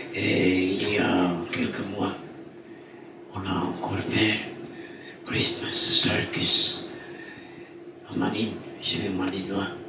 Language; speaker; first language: French; non-native, fluent; Dutch